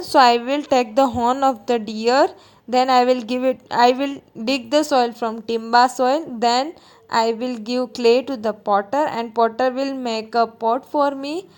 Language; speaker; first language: English; non-native, local second language; Gujarati